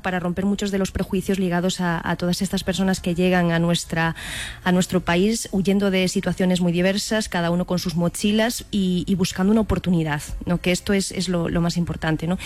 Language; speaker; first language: Spanish; native; Spanish